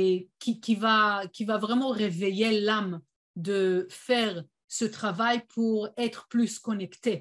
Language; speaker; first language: French; non-native, fluent; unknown